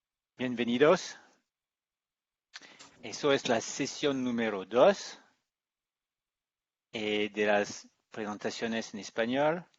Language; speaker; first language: Spanish; non-native, learner; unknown